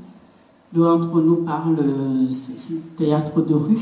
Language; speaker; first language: French; non-native, local second language; Kinyarwanda